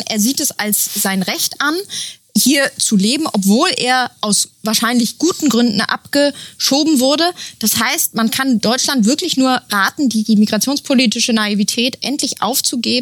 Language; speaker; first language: German; native; German